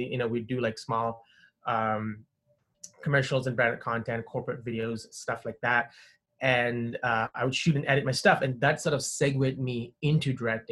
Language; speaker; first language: English; non-native, local second language; Tamil